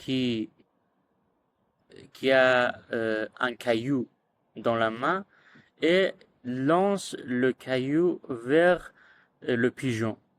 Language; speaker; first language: French; non-native, learner; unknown